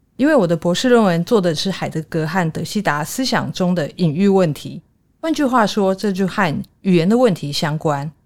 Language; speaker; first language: Chinese; native; Chinese